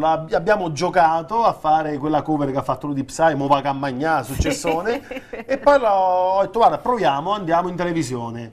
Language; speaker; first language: Italian; native; Italian